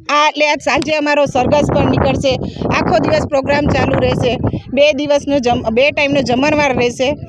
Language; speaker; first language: Gujarati; non-native, local second language; Sindhi